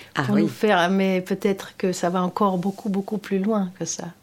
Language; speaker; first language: French; non-native, fluent; Greek